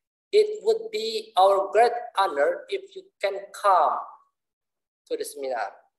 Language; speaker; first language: English; non-native, fluent; Indonesian